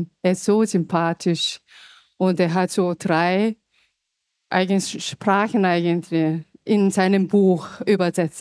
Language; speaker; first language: German; non-native, fluent; Korean